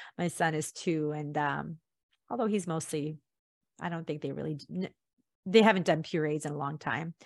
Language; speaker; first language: English; early bilingual, other home language; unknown